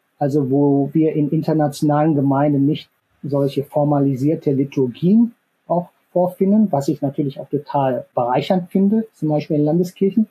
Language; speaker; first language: German; early bilingual, other home language; Korean